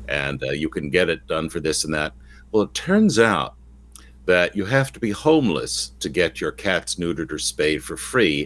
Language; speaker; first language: English; native; English